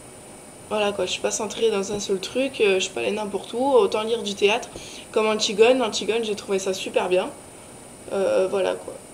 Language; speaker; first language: French; native; French